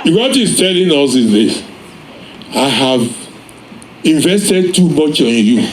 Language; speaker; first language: English; non-native, local second language; Yoruba